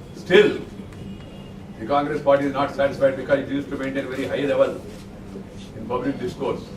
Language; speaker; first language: English; non-native, local second language; Telugu